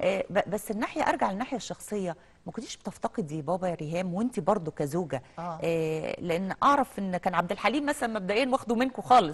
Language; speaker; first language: Arabic; native; Arabic